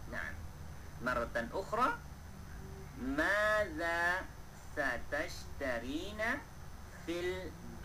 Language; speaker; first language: Arabic; non-native, fluent; Malay